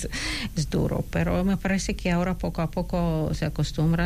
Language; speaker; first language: Spanish; non-native, fluent; Ukrainian